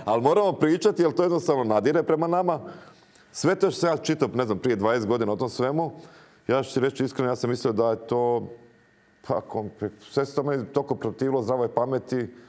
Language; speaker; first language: Croatian; native; Croatian